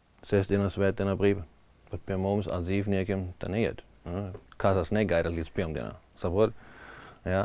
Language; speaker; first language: Latvian; non-native, learner; German